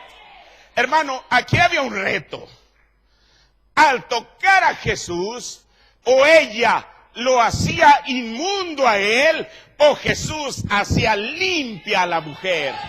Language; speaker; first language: Spanish; native; Spanish